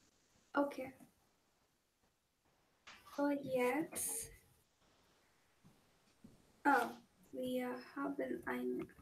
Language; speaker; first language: German; non-native, learner; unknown